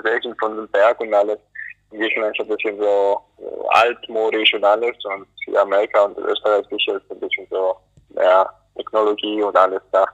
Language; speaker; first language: German; non-native, fluent; English